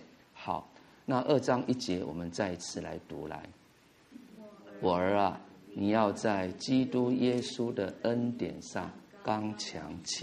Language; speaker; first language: Chinese; native; Chinese